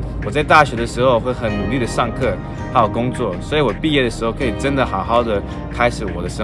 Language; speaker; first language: Chinese; early bilingual, heritage; English